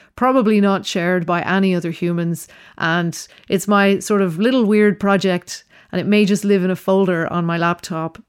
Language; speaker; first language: English; native; English